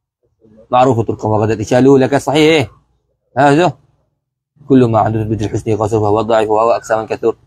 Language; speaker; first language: Arabic; non-native, fluent; Malay